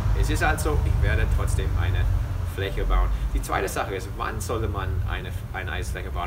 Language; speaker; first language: German; non-native, fluent; English